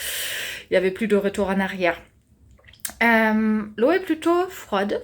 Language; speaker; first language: French; non-native, fluent; German